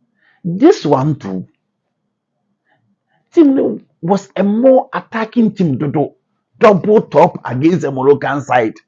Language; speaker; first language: English; non-native, local second language; Akan